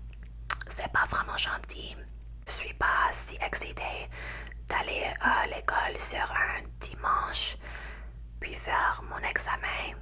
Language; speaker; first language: French; non-native, learner; English